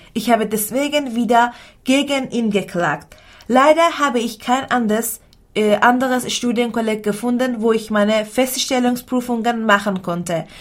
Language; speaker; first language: German; non-native, fluent; Persian